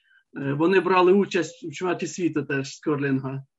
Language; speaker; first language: Ukrainian; native; Ukrainian